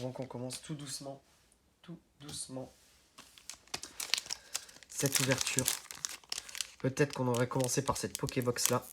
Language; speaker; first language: French; native; French